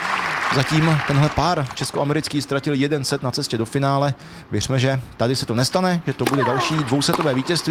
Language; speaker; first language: Czech; native; Czech